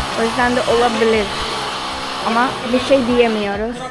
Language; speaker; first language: Turkish; non-native, fluent; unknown